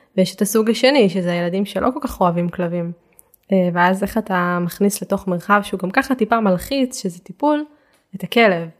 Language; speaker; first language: Hebrew; native; Hebrew